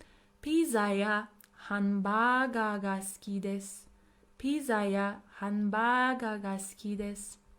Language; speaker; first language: Japanese; non-native, fluent; English